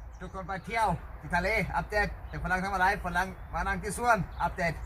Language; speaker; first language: Thai; non-native, learner; German